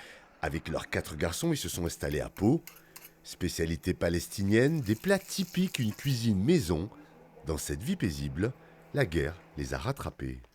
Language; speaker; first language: French; native; French